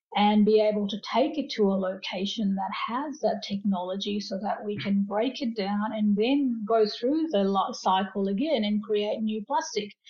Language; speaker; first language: English; early bilingual, other home language; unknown